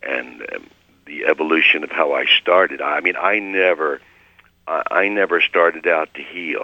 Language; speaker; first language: English; native; English